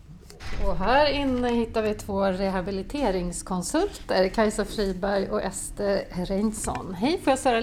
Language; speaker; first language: Swedish; native; Swedish